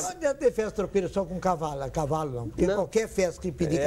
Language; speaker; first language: Portuguese; native; Portuguese